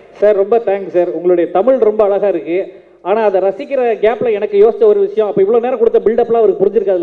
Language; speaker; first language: Tamil; native; Tamil